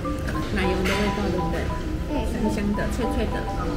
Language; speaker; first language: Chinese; native; Chinese